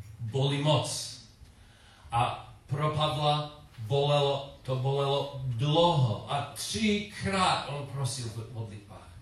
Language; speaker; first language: Czech; non-native, learner; English